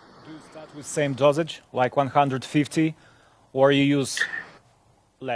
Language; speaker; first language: English; non-native, fluent; Ukrainian